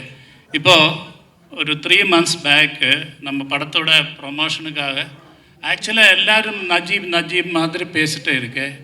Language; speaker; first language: Tamil; non-native, learner; Malayalam